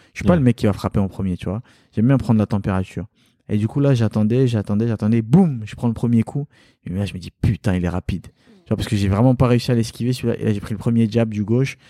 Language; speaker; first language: French; early bilingual, other home language; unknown